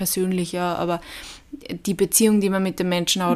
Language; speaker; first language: German; native; German